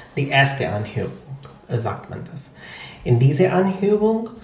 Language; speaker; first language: German; non-native, fluent; Punjabi